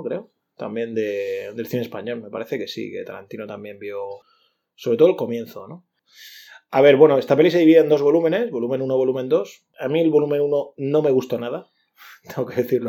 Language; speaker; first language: Spanish; native; Spanish